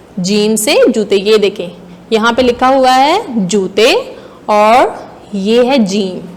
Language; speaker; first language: Hindi; non-native, local second language; Punjabi